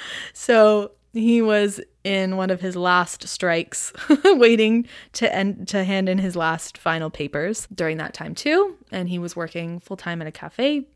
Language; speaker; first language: English; native; English